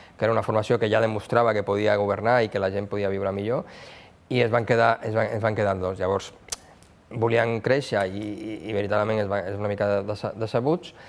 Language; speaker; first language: Catalan; non-native, local second language; Spanish